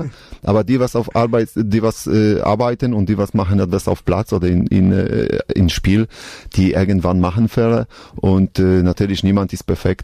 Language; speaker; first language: German; non-native, learner; Polish